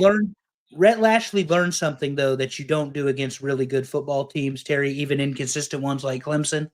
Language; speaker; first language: English; native; English